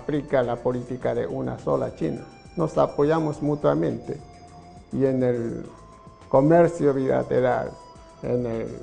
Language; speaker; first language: Spanish; non-native, fluent; Chinese